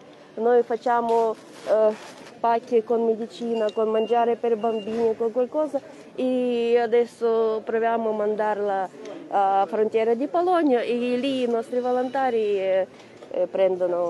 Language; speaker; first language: Italian; non-native, learner; Ukrainian